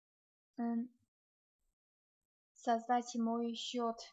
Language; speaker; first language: Russian; non-native, learner; Chinese